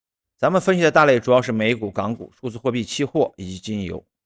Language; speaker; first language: Chinese; native; Chinese